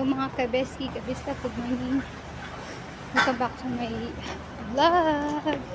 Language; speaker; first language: Filipino; non-native, local second language; Cebuano